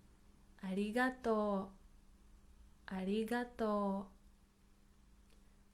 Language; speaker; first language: Japanese; non-native, fluent; English